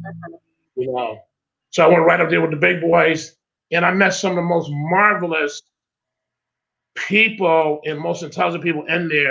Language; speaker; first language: English; native; English